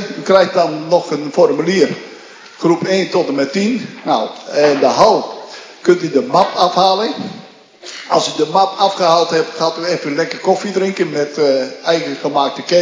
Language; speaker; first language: Dutch; native; Dutch